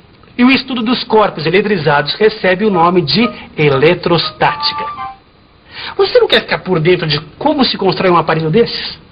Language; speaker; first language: Portuguese; native; Portuguese